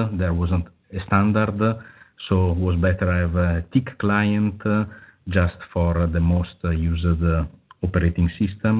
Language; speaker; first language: English; non-native, fluent; Italian